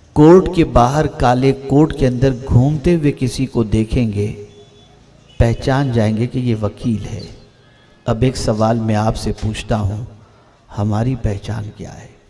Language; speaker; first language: Urdu; native; Urdu